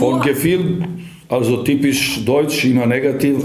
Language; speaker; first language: German; non-native, fluent; Serbian